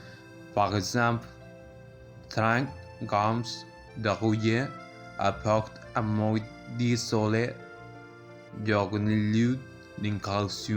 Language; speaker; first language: French; non-native, learner; Spanish